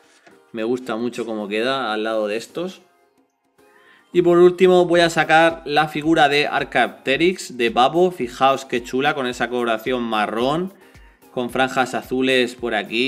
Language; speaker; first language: Spanish; native; Spanish